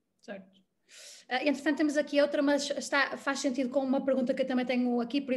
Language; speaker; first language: Portuguese; native; Portuguese